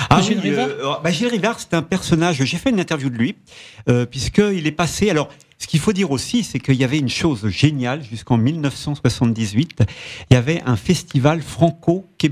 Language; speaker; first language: French; native; French